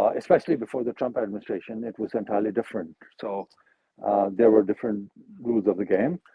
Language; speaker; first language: English; non-native, local second language; Urdu